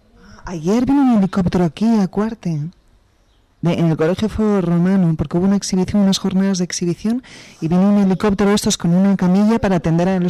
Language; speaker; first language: Spanish; native; Spanish